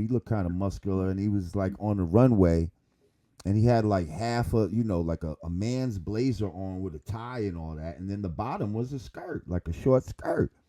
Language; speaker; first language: English; native; English